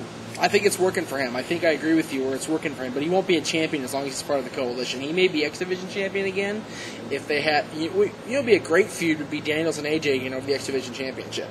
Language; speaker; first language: English; native; English